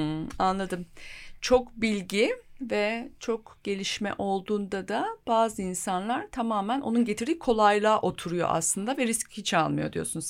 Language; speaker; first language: Turkish; native; Turkish